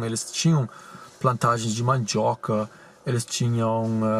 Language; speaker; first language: Portuguese; non-native, fluent; German